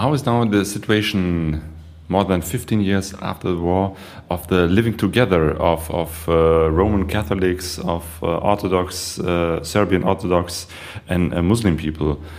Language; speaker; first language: English; non-native, fluent; German